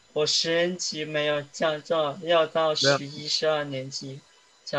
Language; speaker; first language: Chinese; early bilingual, heritage; Chinese